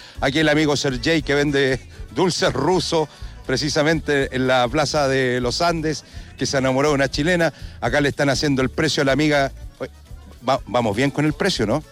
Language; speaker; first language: Spanish; native; Spanish